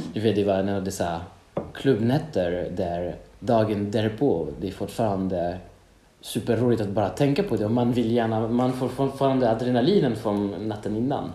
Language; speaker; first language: Swedish; non-native, fluent; French